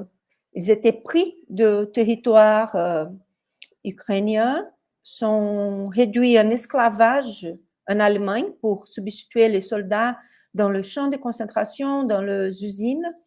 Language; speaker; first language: French; non-native, fluent; Portuguese